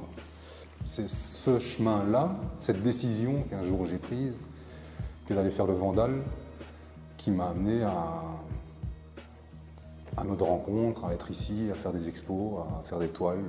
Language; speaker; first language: French; native; French